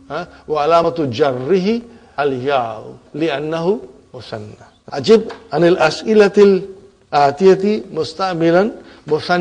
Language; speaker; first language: Arabic; non-native, fluent; Urdu